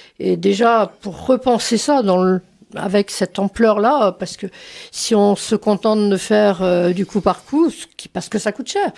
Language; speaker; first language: French; native; French